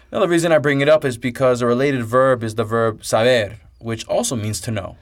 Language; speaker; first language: English; native; English